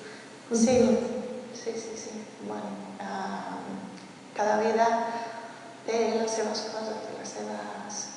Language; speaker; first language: Catalan; early bilingual, heritage; Catalan